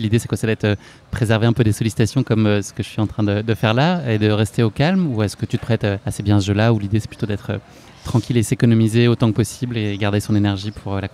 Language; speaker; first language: French; native; French